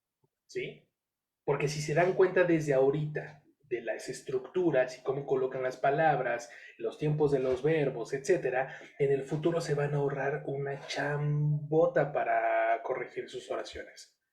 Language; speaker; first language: Spanish; native; Spanish